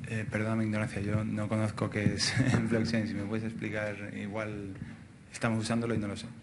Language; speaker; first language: Spanish; native; Spanish